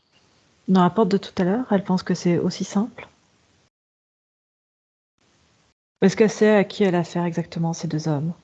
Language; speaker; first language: French; native; French